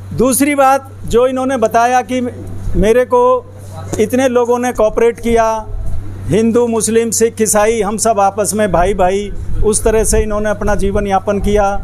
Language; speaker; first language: Hindi; native; Hindi